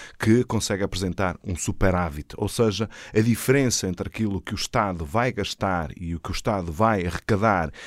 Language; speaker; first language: Portuguese; native; Portuguese